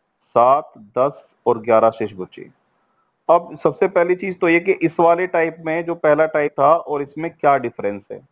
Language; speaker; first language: Hindi; native; Hindi